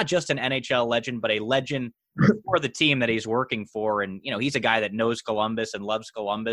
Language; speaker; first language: English; native; English